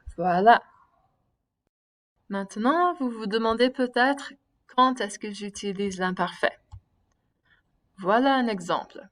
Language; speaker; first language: French; non-native, fluent; English